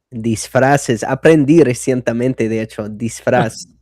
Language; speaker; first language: Spanish; non-native, fluent; English